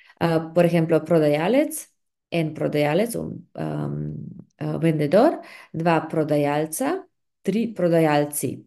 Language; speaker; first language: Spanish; non-native, fluent; Slovenian